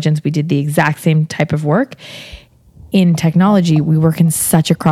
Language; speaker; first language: English; native; English